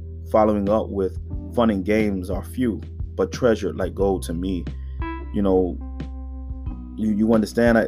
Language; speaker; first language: English; native; English